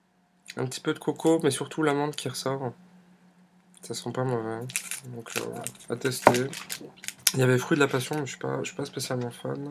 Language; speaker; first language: French; native; French